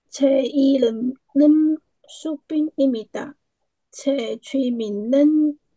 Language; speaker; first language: Korean; non-native, learner; Chinese